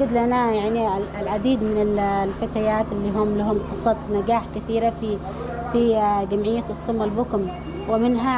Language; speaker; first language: Arabic; native; Arabic